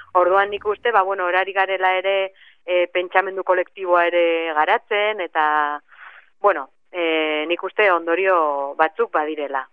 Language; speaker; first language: Basque; non-native, local second language; Spanish